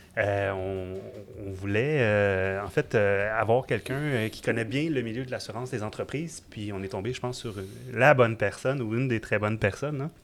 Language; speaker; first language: French; native; French